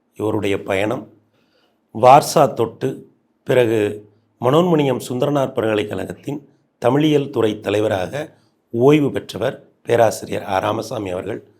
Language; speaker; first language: Tamil; native; Tamil